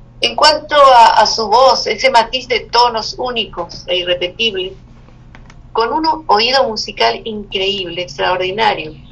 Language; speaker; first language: Spanish; native; Spanish